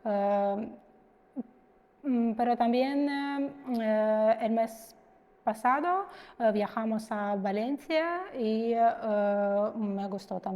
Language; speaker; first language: Spanish; non-native, fluent; Russian